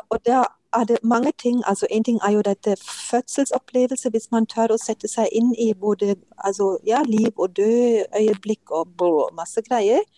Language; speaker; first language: Norwegian; non-native, fluent; German